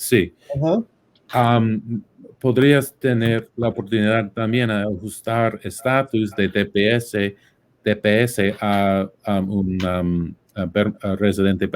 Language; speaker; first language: Spanish; non-native, fluent; English